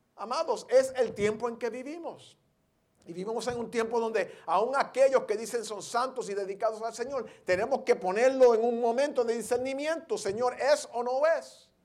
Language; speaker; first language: Spanish; early bilingual, heritage; Spanish